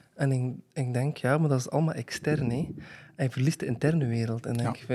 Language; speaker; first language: Dutch; native; Dutch